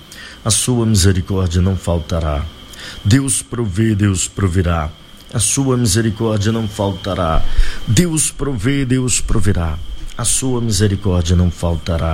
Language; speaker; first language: Portuguese; native; Portuguese